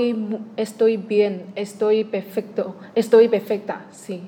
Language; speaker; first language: Spanish; non-native, learner; Chinese